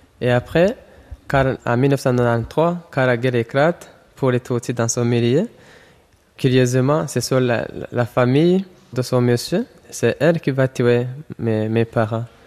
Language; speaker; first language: French; non-native, local second language; Rundi